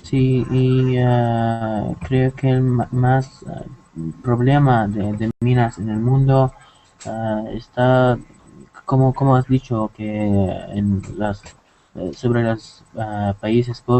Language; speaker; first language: Spanish; non-native, learner; Arabic